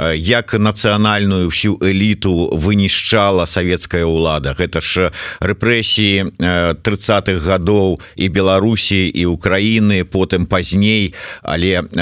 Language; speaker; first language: Belarusian; non-native, local second language; Russian